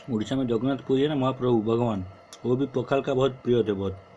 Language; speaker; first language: Hindi; non-native, local second language; Odia